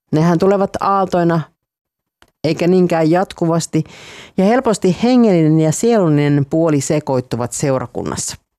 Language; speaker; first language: Finnish; native; Finnish